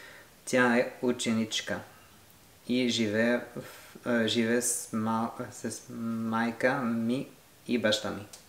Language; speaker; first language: Bulgarian; non-native, learner; French